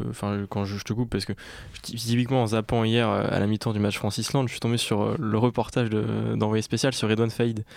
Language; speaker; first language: French; native; French